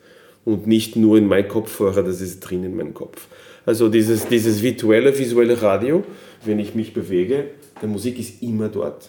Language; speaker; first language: German; non-native, fluent; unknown